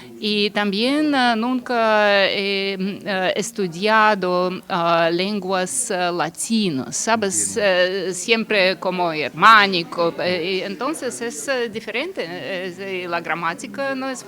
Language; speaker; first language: Spanish; non-native, learner; Russian